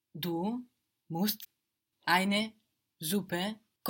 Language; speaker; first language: German; non-native, learner; English